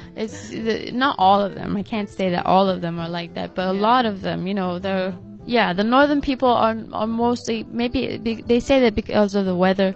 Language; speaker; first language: English; non-native, fluent; Portuguese